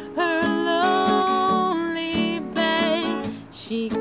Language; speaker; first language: English; native; English